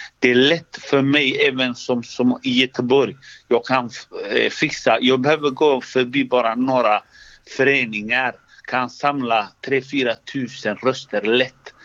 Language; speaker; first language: Swedish; early bilingual, other home language; Somali